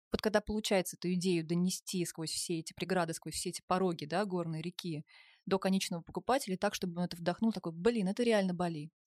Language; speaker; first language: Russian; native; Russian